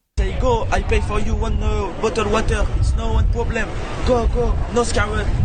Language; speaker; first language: English; non-native, learner; French